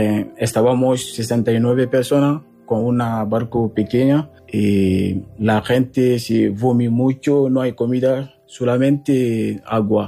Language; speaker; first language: Spanish; non-native, learner; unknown